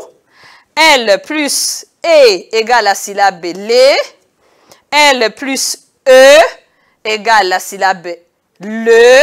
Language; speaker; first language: French; non-native, local second language; Kinyarwanda